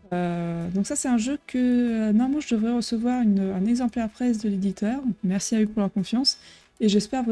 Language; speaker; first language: French; native; French